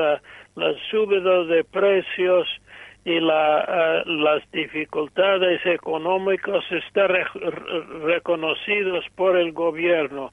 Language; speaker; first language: Spanish; non-native, fluent; English